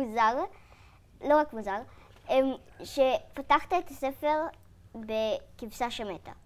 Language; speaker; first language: Hebrew; native; Hebrew